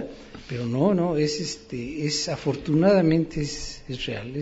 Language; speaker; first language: Spanish; native; Spanish